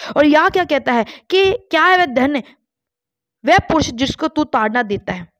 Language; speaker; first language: Hindi; non-native, local second language; Punjabi